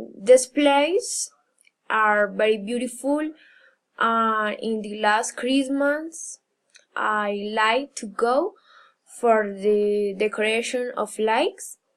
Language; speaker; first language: English; non-native, learner; Spanish